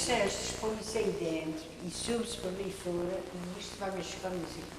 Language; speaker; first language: Portuguese; native; Portuguese